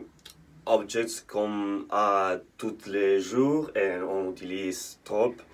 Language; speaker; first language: French; non-native, learner; Spanish